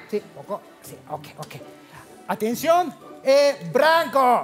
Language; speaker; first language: Spanish; non-native, learner; Japanese